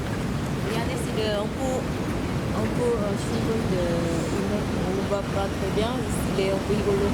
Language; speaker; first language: French; non-native, learner; Korean